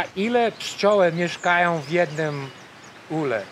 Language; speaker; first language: Polish; non-native, learner; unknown